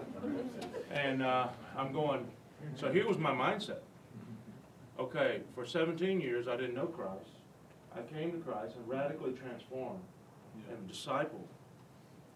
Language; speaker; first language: English; native; English